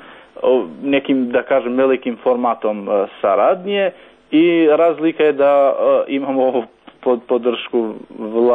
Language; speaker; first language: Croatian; non-native, local second language; Albanian